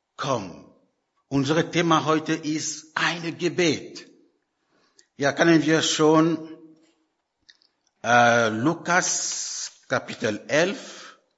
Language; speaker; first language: German; non-native, learner; French